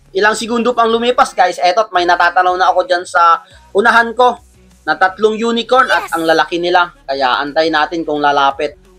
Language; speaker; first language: Filipino; non-native, local second language; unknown